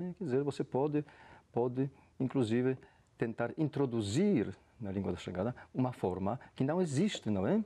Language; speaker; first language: Portuguese; non-native, fluent; Polish